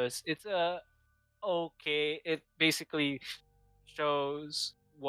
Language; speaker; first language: English; non-native, local second language; Filipino